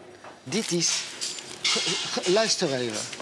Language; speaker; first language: Dutch; non-native, fluent; French